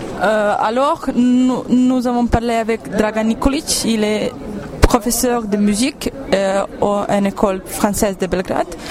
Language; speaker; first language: French; non-native, learner; Serbian